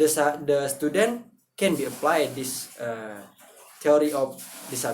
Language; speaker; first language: English; non-native, learner; Indonesian